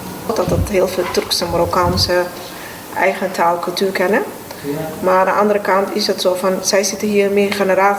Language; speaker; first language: Dutch; non-native, fluent; Somali